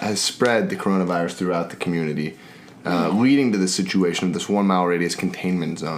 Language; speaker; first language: English; native; English